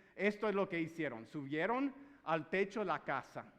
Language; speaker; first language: Spanish; non-native, fluent; English